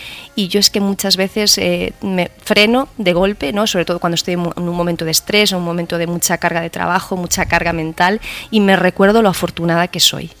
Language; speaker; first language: Spanish; non-native, local second language; Arabic